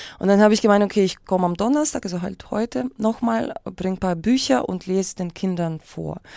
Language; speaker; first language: German; early bilingual, other home language; Russian